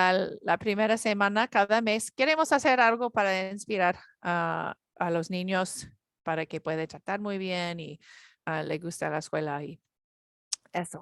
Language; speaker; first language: Spanish; non-native, learner; English